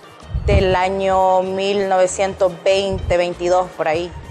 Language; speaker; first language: Spanish; native; Spanish